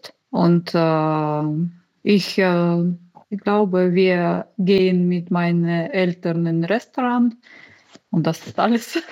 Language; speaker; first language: German; non-native, learner; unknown